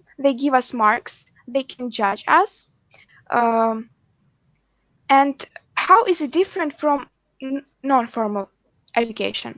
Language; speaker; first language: English; non-native, fluent; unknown